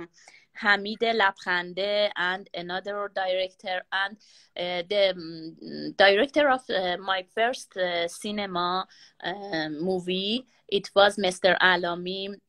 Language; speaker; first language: English; non-native, learner; Persian